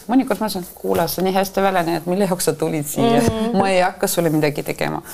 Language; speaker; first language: Estonian; non-native, local second language; Russian